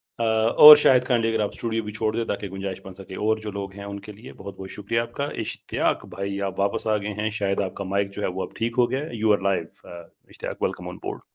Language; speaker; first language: Urdu; native; Urdu